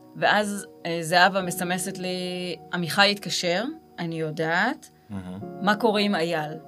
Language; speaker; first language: Hebrew; native; Hebrew